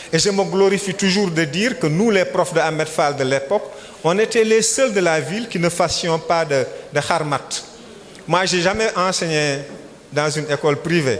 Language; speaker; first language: French; non-native, local second language; Wolof